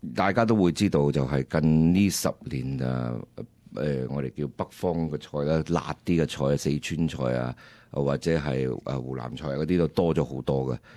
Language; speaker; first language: Cantonese; early bilingual, heritage; Cantonese